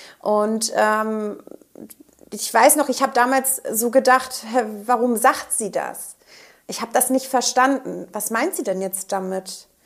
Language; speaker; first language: German; native; German